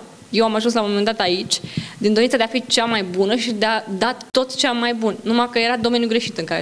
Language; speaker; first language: Romanian; native; Romanian